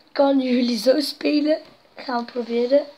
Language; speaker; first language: Dutch; non-native, local second language; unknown